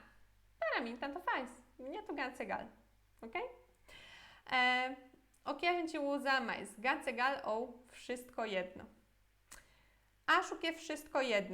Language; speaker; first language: Portuguese; non-native, fluent; Polish